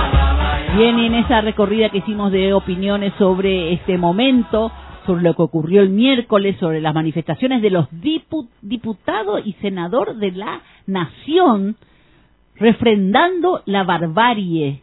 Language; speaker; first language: Spanish; native; Spanish